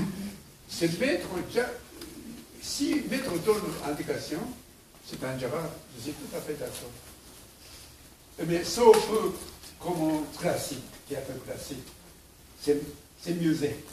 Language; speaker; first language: French; non-native, learner; Japanese